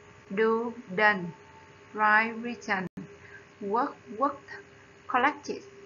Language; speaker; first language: English; non-native, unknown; Vietnamese